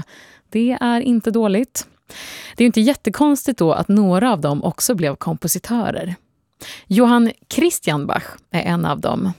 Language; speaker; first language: Swedish; native; Swedish